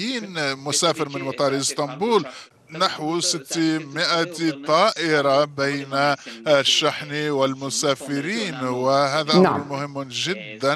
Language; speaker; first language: Arabic; non-native, fluent; Turkish